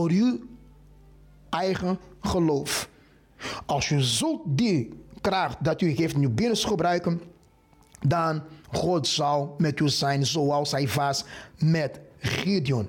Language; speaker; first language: Dutch; non-native, fluent; Portuguese